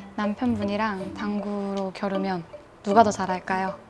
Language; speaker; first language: Korean; native; Korean